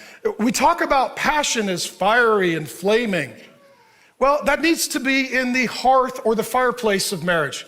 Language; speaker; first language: English; native; English